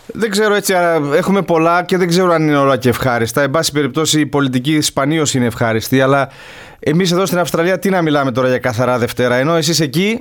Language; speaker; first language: Greek; native; Greek